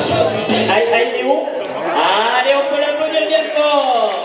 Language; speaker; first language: French; native; French